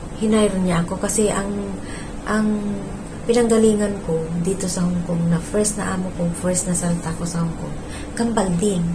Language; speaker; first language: Filipino; non-native, local second language; Iloko